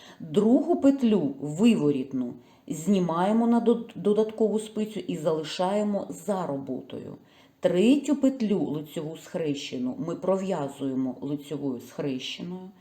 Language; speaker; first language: Ukrainian; non-native, local second language; Russian